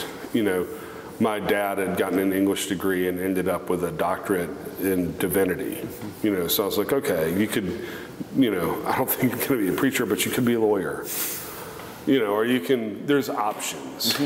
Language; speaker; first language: English; native; English